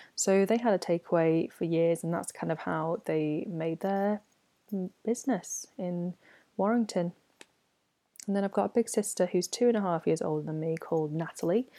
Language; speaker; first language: English; non-native, local second language; Cantonese